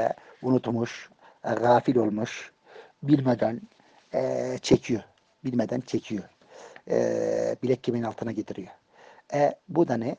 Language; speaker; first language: Turkish; native; Turkish